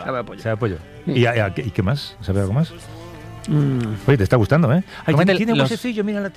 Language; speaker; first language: Spanish; native; Spanish